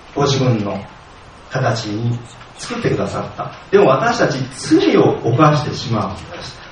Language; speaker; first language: Japanese; native; Japanese